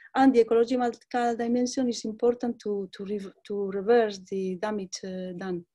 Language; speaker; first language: English; non-native, fluent; Spanish